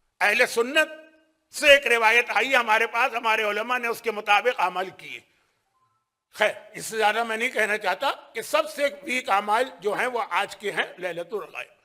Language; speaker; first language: Urdu; native; Urdu